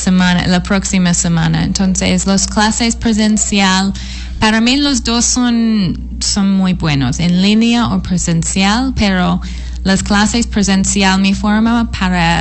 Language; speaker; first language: Spanish; non-native, fluent; English